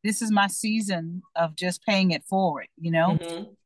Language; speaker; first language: English; native; English